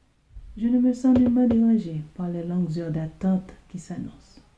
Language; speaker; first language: French; non-native, local second language; Haitian Creole